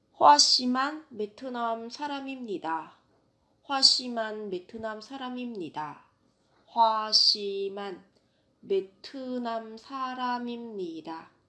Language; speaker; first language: Korean; non-native, fluent; Vietnamese